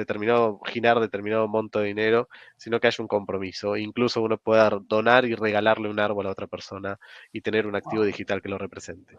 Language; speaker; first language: Spanish; native; Spanish